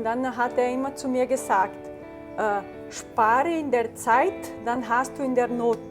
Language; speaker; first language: German; early bilingual, heritage; German